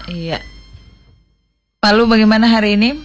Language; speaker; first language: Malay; non-native, local second language; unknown